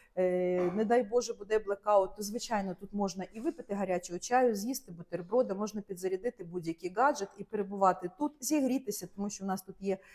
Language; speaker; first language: Ukrainian; native; Ukrainian